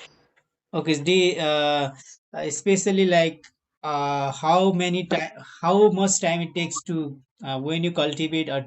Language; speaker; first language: English; non-native, learner; Nepali